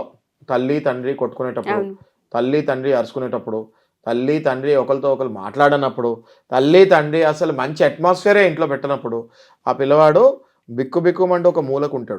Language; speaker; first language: Telugu; native; Telugu